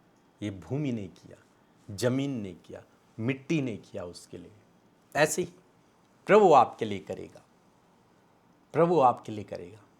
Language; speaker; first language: Hindi; native; Hindi